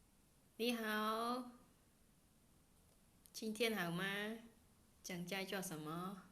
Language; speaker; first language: Chinese; non-native, learner; Khmer